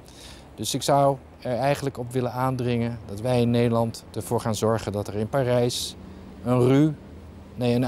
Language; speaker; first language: Dutch; native; Dutch